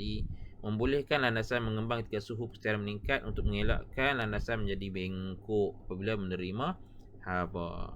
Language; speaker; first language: Malay; native; Malay